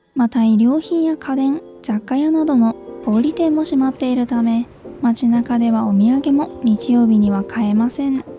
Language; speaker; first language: Japanese; native; Japanese